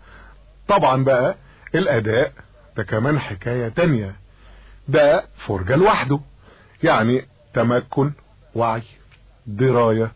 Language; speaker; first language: Arabic; native; Arabic